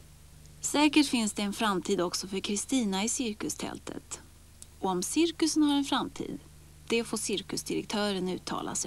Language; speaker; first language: Swedish; native; Swedish